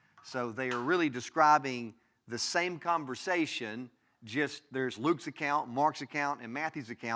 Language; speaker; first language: English; native; English